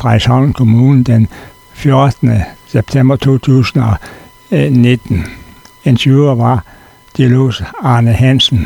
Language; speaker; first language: Danish; native; Danish